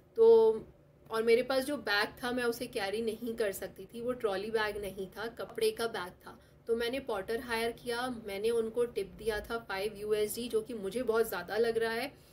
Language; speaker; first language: Hindi; non-native, local second language; Telugu